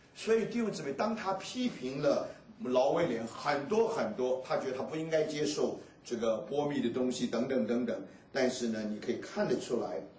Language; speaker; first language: Chinese; native; Chinese